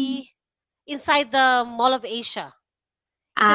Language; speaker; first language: English; non-native, fluent; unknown